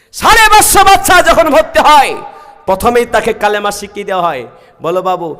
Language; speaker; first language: Bangla; native; Bangla